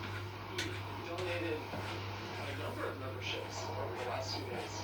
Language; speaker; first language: English; native; English